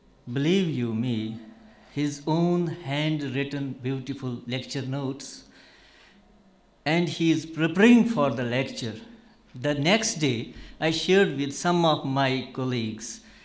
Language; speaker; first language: English; non-native, local second language; Urdu